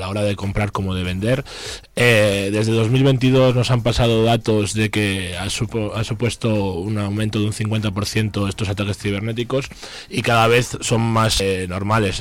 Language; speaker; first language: Spanish; native; Spanish